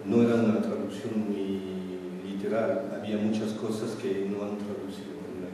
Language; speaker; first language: Spanish; non-native, fluent; French